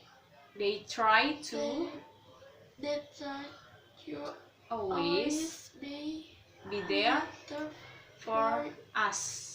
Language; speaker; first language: English; non-native, learner; Indonesian